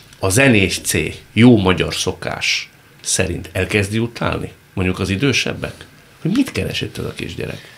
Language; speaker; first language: Hungarian; native; Hungarian